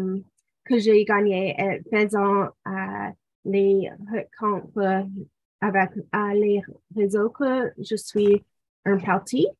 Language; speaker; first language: French; non-native, local second language; English